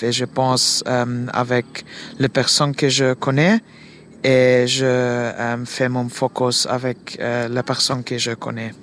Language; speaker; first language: French; non-native, learner; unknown